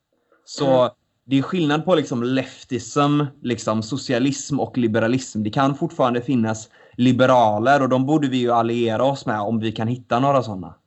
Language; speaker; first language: Swedish; native; Swedish